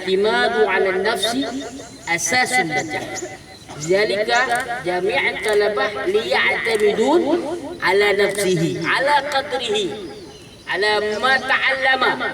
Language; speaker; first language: Arabic; non-native, fluent; Indonesian